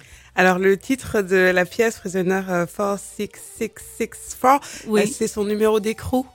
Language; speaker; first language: French; native; French